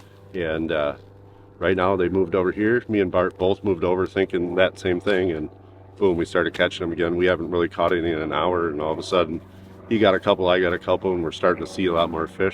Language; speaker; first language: English; native; English